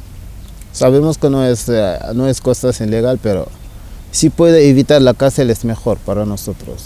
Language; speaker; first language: Spanish; non-native, learner; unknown